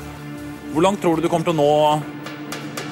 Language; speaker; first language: Norwegian; native; Norwegian